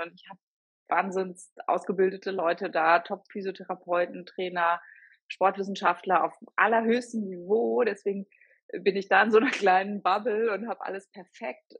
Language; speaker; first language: German; native; German